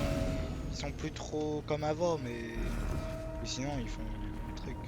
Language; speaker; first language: French; native; French